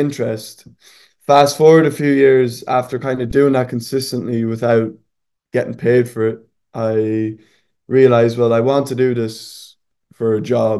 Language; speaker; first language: English; native; English